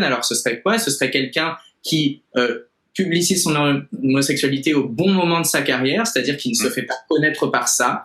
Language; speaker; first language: French; native; French